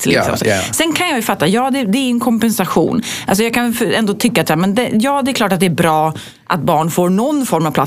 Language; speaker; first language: Swedish; native; Swedish